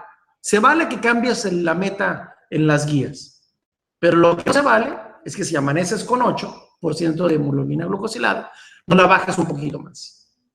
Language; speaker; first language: Spanish; native; Spanish